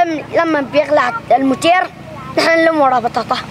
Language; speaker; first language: Arabic; native; Arabic